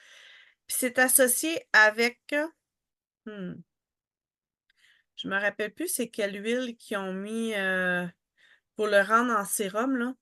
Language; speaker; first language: French; native; French